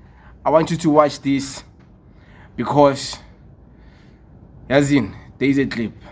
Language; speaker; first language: English; non-native, local second language; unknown